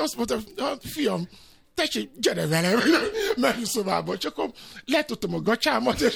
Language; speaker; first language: Hungarian; non-native, fluent; Yoruba